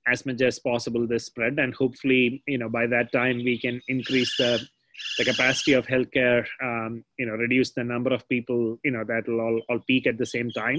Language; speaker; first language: English; non-native, local second language; Malayalam